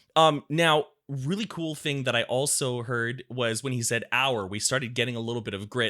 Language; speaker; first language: English; native; English